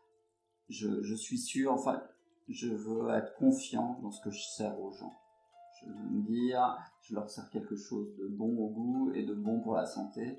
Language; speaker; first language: French; native; French